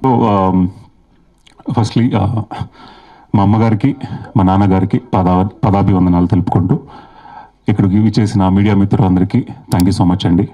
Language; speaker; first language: Telugu; native; Telugu